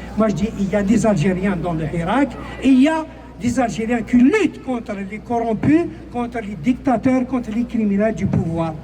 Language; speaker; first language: French; non-native, local second language; Kabyle